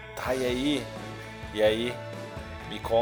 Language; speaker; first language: Portuguese; native; Portuguese